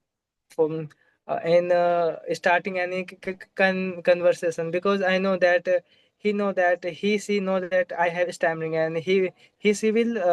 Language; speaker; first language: English; non-native, local second language; Hindi